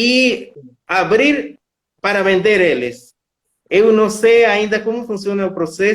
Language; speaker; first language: Portuguese; non-native, fluent; Spanish